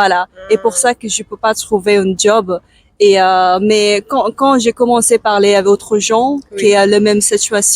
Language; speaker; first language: French; non-native, learner; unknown